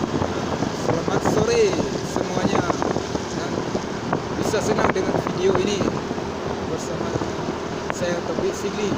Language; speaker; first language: Indonesian; non-native, local second language; Achinese